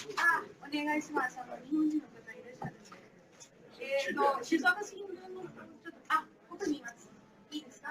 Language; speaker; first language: Japanese; non-native, fluent; Portuguese